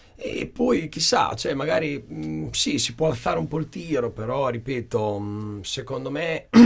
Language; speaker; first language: Italian; native; Italian